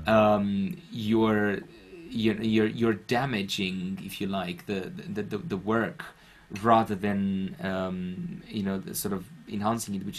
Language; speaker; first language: English; non-native, fluent; Romanian